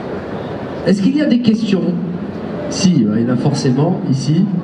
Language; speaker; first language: French; native; French